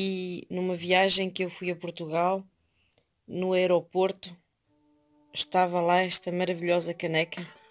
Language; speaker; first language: Portuguese; early bilingual, heritage; Portuguese